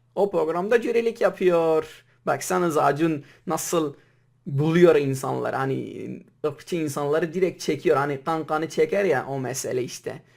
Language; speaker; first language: Turkish; non-native, local second language; Kurdish